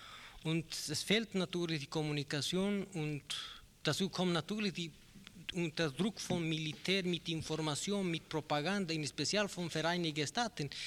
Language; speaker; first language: German; non-native, learner; Spanish